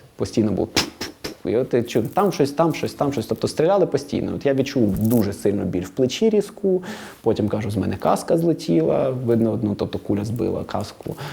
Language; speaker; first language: Ukrainian; non-native, local second language; Russian